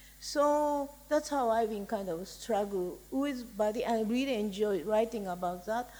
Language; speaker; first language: English; non-native, fluent; Japanese